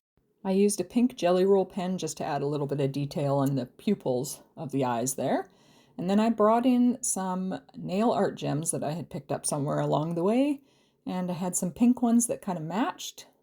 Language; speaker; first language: English; native; English